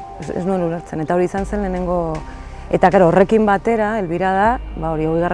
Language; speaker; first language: Basque; native; Basque